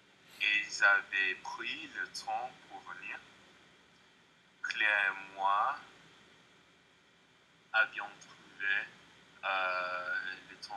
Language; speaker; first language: French; non-native, learner; English